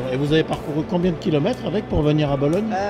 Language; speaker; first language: French; native; French